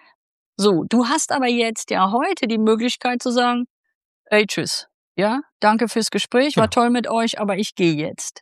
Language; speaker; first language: German; native; German